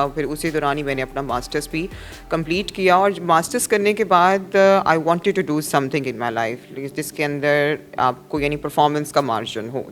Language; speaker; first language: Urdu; non-native, local second language; Punjabi